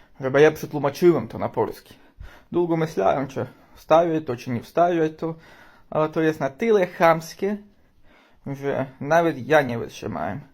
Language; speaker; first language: Polish; non-native, learner; Ukrainian